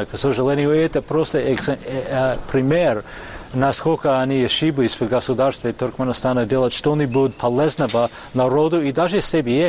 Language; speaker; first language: Russian; non-native, fluent; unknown